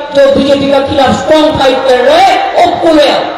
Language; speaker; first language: Hindi; non-native, local second language; Bangla